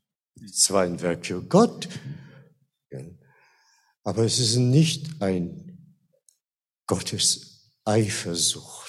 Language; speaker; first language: German; non-native, fluent; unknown